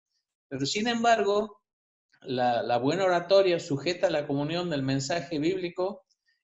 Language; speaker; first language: Spanish; native; Spanish